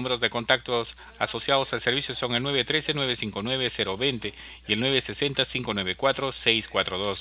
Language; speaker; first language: Spanish; native; Spanish